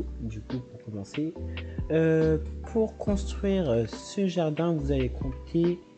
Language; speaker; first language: French; native; French